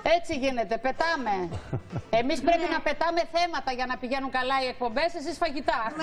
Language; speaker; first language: Greek; native; Greek